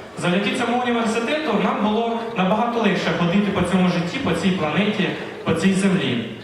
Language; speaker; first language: Ukrainian; native; Ukrainian